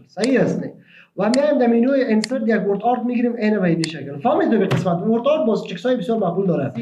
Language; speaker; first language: Persian; native; Persian